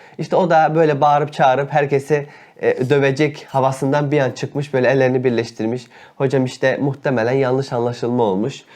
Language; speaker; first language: Turkish; native; Turkish